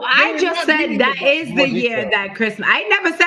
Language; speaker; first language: English; native; English